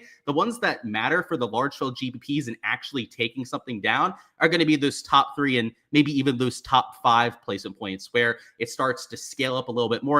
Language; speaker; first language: English; native; English